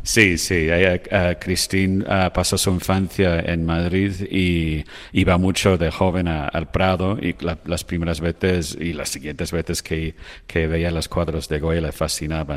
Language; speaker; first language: Spanish; non-native, fluent; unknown